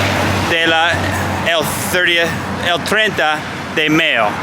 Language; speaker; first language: Spanish; non-native, learner; English